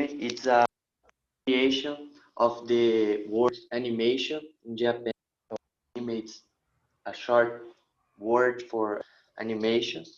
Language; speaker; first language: English; non-native, learner; Portuguese